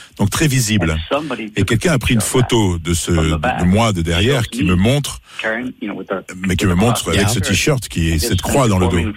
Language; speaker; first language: French; non-native, fluent; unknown